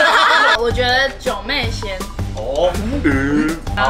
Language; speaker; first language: Chinese; native; Chinese